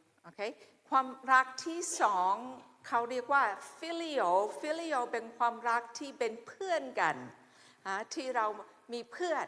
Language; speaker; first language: Thai; non-native, fluent; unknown